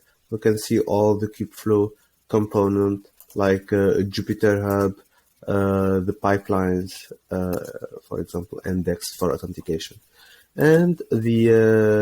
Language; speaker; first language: English; non-native, fluent; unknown